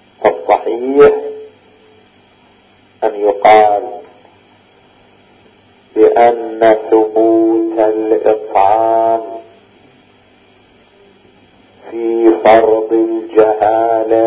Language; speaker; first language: Arabic; native; Arabic